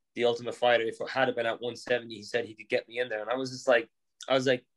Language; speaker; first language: English; native; English